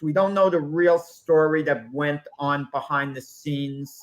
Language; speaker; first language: English; native; English